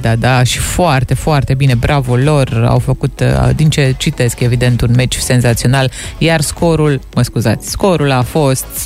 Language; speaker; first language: Romanian; native; Romanian